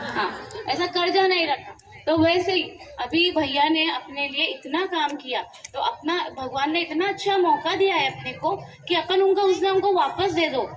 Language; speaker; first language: Hindi; non-native, local second language; Marathi